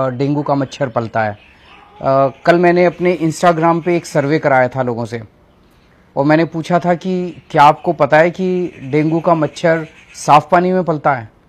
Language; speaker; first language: Hindi; native; Hindi